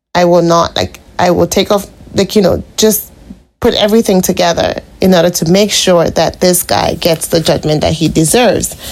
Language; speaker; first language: English; non-native, local second language; Igbo